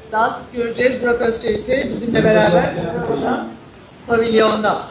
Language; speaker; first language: Turkish; native; Turkish